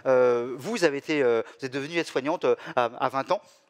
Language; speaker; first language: French; native; French